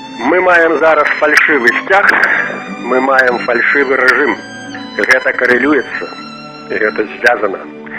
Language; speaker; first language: Belarusian; native; Belarusian